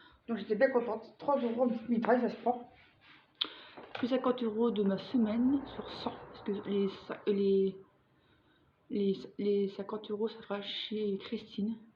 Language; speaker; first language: French; native; French